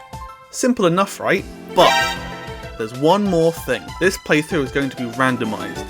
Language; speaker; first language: English; native; English